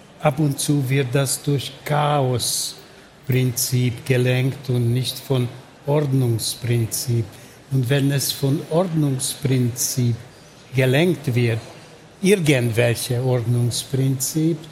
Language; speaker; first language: German; non-native, fluent; Hungarian